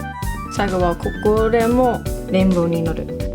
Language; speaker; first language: Japanese; non-native, learner; English